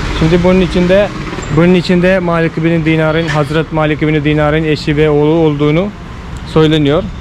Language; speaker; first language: Turkish; non-native, fluent; Malayalam